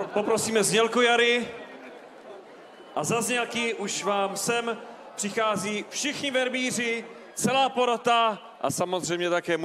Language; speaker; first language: Czech; native; Czech